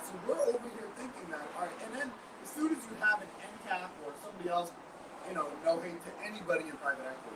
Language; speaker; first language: English; native; English